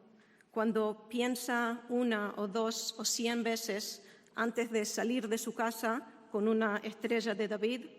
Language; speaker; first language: Spanish; non-native, fluent; Hebrew